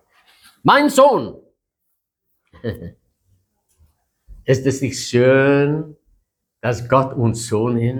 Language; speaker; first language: German; non-native, fluent; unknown